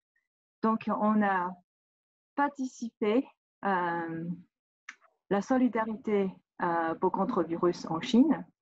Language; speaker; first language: French; non-native, learner; Chinese